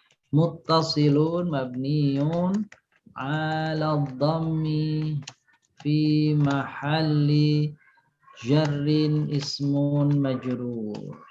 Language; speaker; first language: Arabic; non-native, fluent; Indonesian